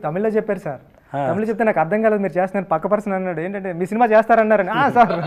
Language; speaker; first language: Telugu; native; Telugu